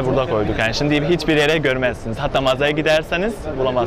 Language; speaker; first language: Turkish; non-native, learner; Arabic